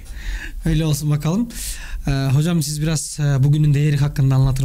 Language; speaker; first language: Turkish; non-native, fluent; Kyrgyz